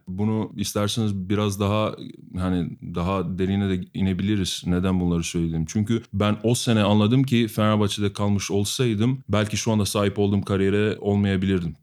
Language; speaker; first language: Turkish; non-native, fluent; Albanian